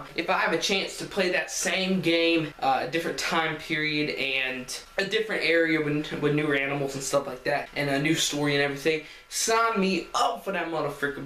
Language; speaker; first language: English; native; English